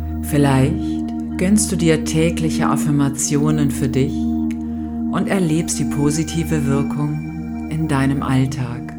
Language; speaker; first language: German; native; German